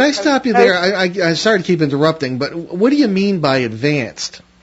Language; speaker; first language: English; native; English